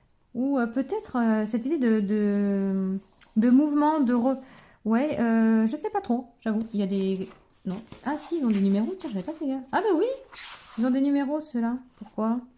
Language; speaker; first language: French; native; French